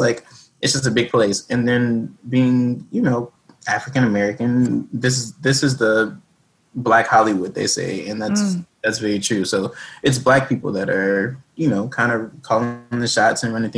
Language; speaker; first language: English; native; English